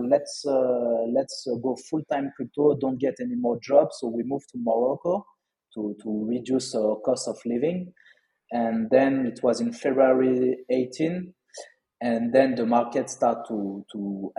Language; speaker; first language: English; non-native, fluent; French